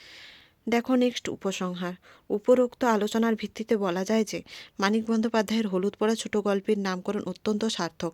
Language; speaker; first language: Bangla; native; Bangla